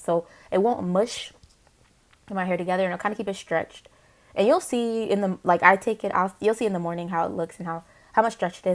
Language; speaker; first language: English; native; English